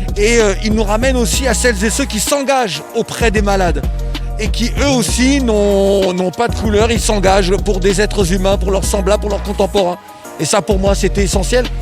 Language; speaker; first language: French; native; French